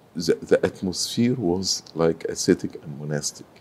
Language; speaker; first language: English; non-native, fluent; Arabic